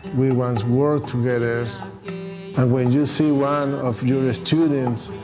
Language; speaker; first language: English; non-native, learner; Spanish